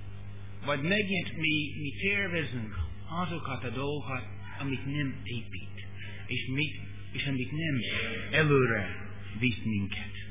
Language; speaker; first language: Hungarian; non-native, learner; English